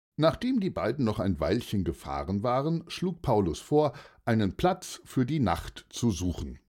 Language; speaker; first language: German; native; German